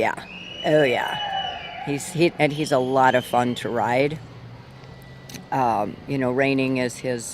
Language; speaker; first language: English; native; English